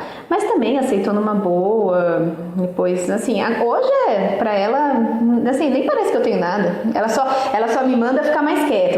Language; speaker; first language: Portuguese; native; Portuguese